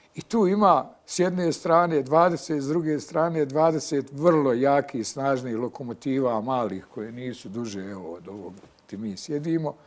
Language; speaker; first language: Bosnian; native; Bosnian